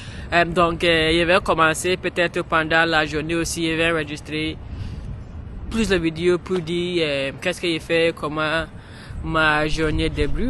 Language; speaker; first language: French; non-native, learner; English